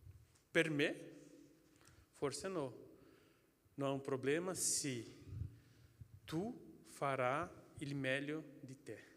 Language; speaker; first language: Italian; non-native, fluent; Portuguese